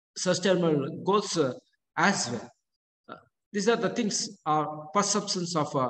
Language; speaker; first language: English; non-native, local second language; Kannada